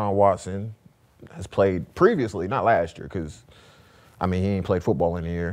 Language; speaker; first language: English; native; English